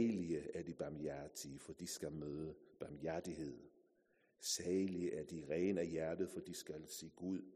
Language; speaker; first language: Danish; non-native, fluent; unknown